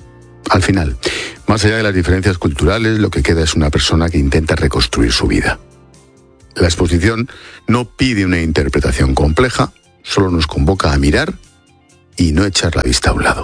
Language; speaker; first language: Spanish; native; Spanish